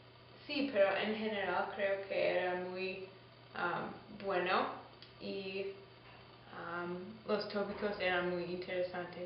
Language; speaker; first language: Spanish; non-native, learner; English